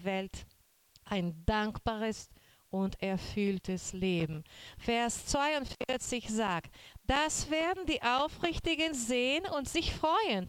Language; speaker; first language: German; non-native, learner; Portuguese